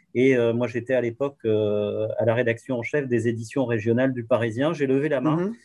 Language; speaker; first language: French; native; French